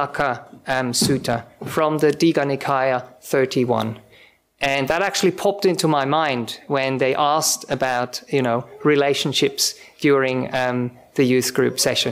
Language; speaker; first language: English; non-native, fluent; German